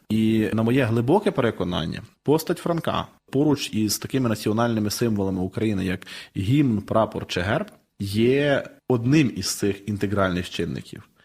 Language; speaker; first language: Ukrainian; native; Ukrainian